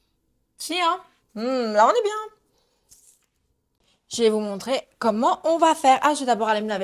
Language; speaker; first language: French; native; French